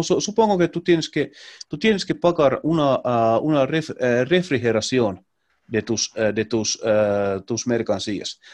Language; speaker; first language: Spanish; non-native, learner; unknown